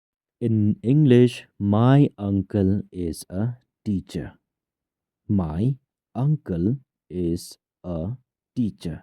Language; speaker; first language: English; non-native, local second language; Khasi